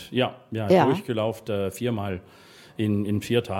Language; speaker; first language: German; non-native, learner; English